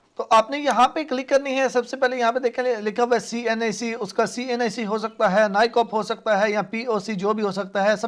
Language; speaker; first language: Urdu; non-native, local second language; Punjabi